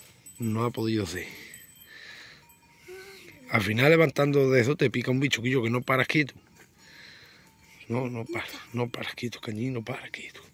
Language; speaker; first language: Spanish; native; Spanish